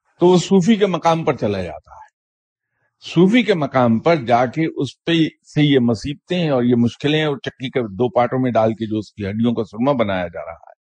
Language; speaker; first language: Urdu; native; Urdu